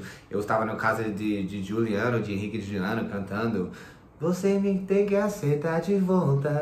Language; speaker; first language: Portuguese; non-native, fluent; English